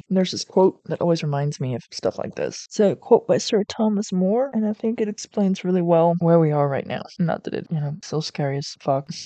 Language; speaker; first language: English; non-native, fluent; Dutch